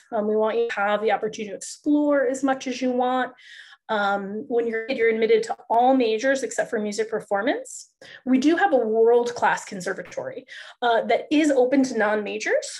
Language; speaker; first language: English; native; English